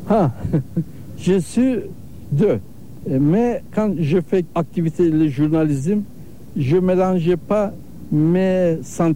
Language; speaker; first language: French; non-native, learner; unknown